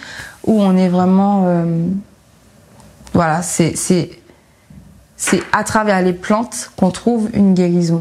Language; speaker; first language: French; native; French